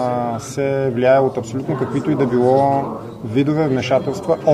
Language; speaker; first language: Bulgarian; native; Bulgarian